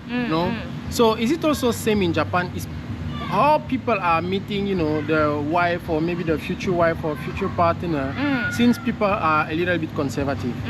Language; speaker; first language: English; non-native, learner; French